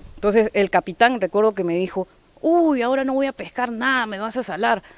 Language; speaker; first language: Spanish; native; Spanish